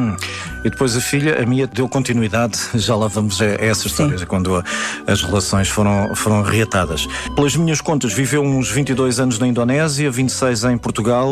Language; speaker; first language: Portuguese; native; Portuguese